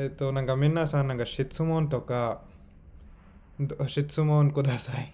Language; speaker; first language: Japanese; non-native, fluent; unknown